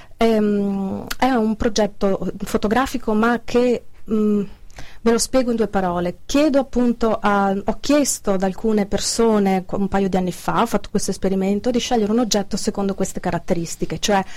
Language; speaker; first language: Italian; native; Italian